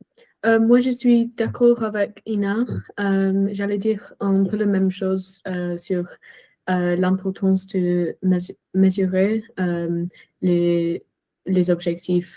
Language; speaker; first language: French; non-native, fluent; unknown